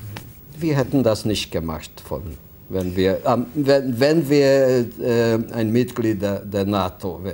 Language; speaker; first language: German; non-native, fluent; Hungarian